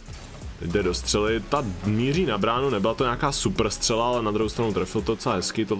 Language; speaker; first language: Czech; native; Czech